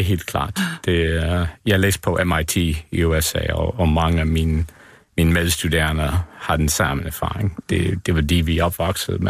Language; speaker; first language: Danish; non-native, fluent; English